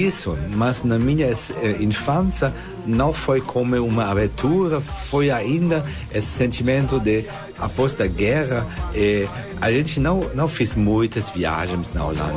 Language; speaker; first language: Portuguese; non-native, fluent; German